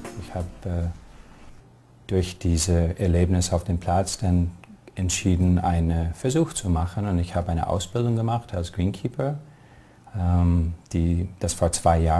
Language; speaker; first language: German; non-native, fluent; English